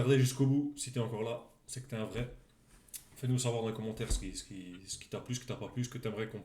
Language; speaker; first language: French; native; French